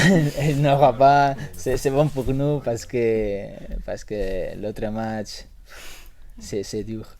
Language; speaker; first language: French; non-native, learner; Spanish